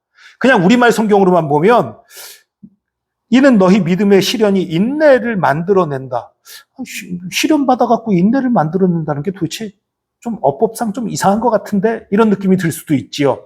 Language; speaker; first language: Korean; native; Korean